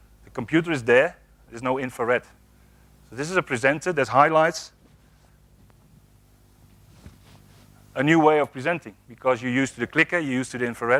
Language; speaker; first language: English; non-native, fluent; Dutch